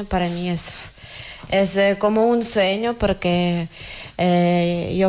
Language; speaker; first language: Spanish; non-native, learner; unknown